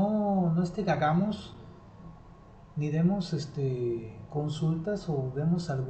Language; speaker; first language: Spanish; native; Spanish